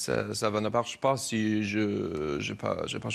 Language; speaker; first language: French; non-native, learner; English